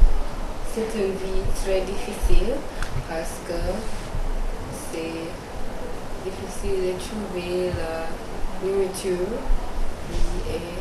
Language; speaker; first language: French; non-native, learner; English